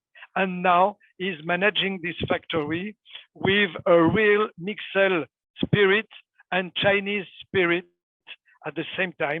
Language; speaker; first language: English; non-native, fluent; French